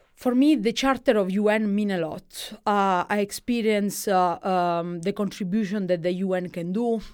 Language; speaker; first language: English; non-native, fluent; Italian